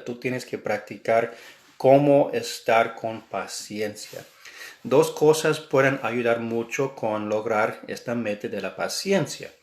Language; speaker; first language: Spanish; non-native, fluent; English